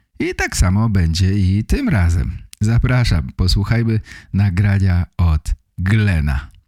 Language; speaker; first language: Polish; native; Polish